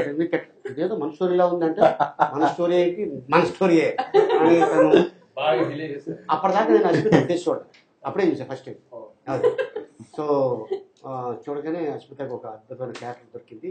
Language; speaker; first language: Telugu; native; Telugu